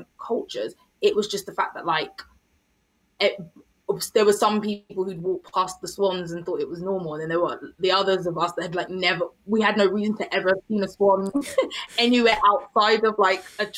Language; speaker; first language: English; native; English